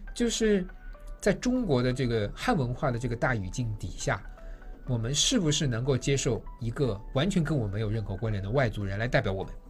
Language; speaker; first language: Chinese; native; Chinese